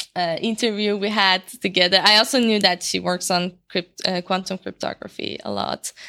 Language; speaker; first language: English; non-native, fluent; Persian